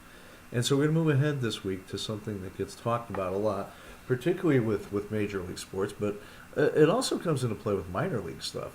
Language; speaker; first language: English; native; English